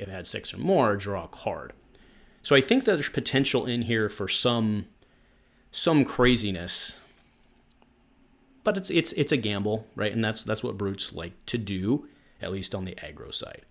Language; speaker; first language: English; native; English